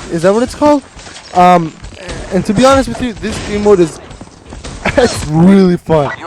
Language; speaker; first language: English; native; English